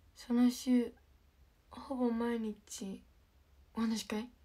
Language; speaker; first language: Japanese; native; Japanese